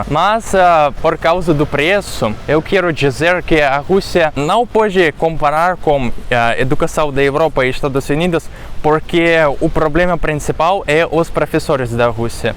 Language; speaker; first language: Portuguese; non-native, fluent; Russian